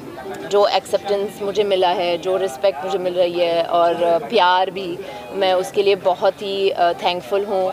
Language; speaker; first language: Hindi; non-native, fluent; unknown